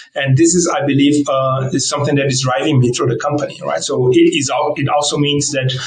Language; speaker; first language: English; non-native, fluent; Portuguese